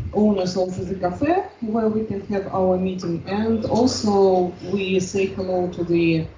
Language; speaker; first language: English; non-native, fluent; Russian